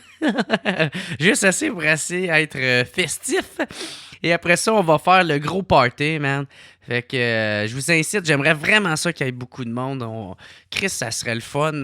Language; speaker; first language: French; native; French